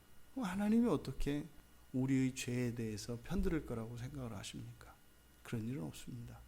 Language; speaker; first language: Korean; native; Korean